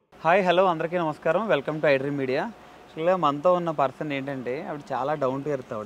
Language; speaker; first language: Telugu; native; Telugu